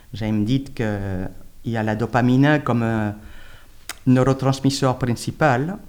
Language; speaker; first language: Catalan; non-native, fluent; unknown